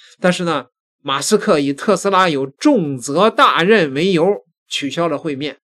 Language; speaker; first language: Chinese; native; Chinese